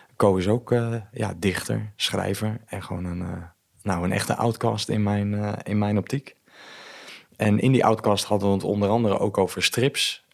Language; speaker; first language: Dutch; native; Dutch